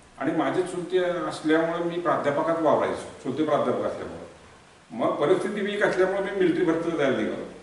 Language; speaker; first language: Marathi; native; Marathi